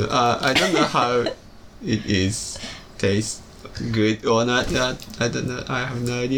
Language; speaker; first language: English; non-native, learner; Japanese